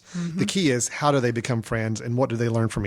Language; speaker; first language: English; native; English